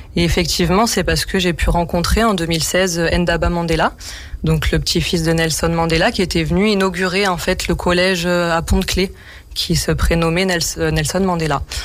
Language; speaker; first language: French; native; French